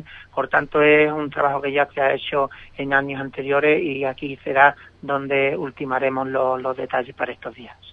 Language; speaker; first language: Spanish; native; Spanish